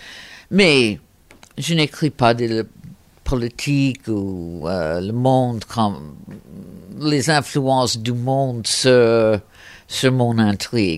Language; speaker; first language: French; non-native, fluent; English